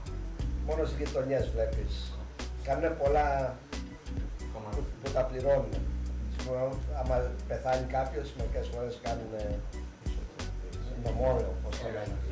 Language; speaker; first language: Greek; early bilingual, heritage; Greek